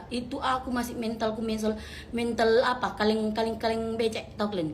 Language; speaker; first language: Indonesian; non-native, local second language; Malay